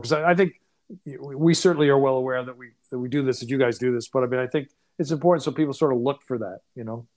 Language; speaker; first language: English; native; English